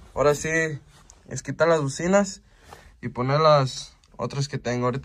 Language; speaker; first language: Spanish; early bilingual, heritage; Spanish